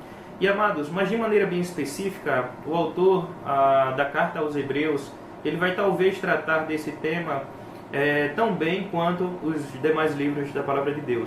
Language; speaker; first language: Portuguese; native; Portuguese